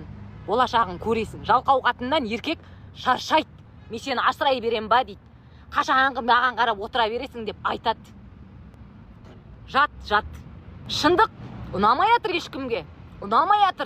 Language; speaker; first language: Kazakh; native; Kazakh